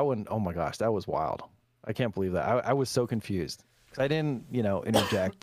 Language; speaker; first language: English; native; English